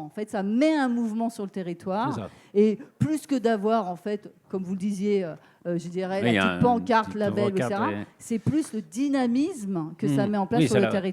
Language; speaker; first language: French; native; French